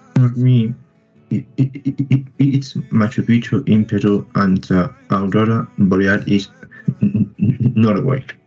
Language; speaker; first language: English; non-native, learner; Spanish